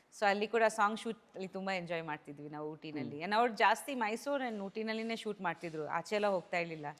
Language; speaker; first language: Kannada; non-native, fluent; Bangla